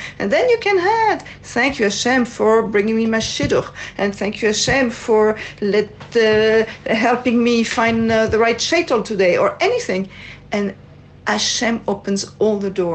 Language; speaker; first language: English; non-native, fluent; French